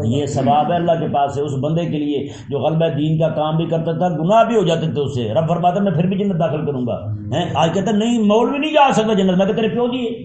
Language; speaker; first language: Urdu; non-native, local second language; Punjabi